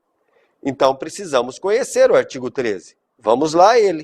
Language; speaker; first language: Portuguese; native; Portuguese